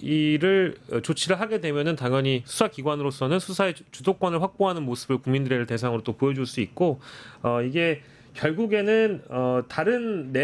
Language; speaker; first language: Korean; native; Korean